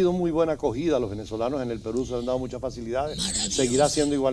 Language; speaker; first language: Spanish; native; Spanish